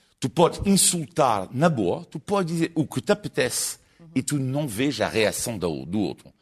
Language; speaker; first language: Portuguese; non-native, fluent; French